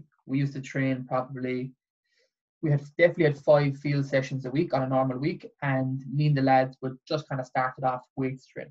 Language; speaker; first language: English; native; English